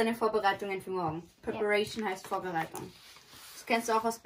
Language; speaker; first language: German; native; German